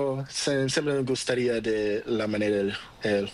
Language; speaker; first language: Spanish; non-native, learner; Portuguese